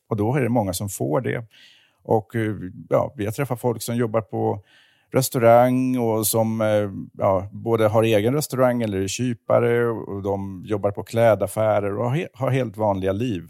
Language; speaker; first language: Swedish; native; Swedish